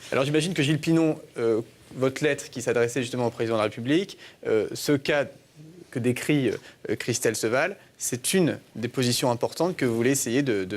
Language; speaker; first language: French; native; French